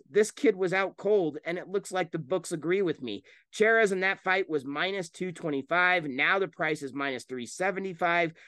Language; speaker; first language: English; native; English